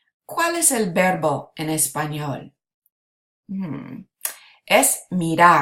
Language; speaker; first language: Spanish; non-native, fluent; English